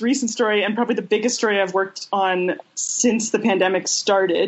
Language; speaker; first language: English; native; English